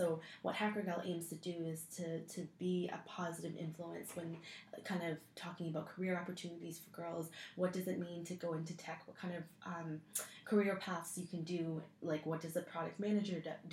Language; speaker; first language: English; native; English